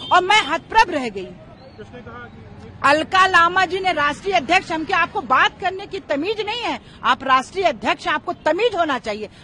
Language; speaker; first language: Hindi; native; Hindi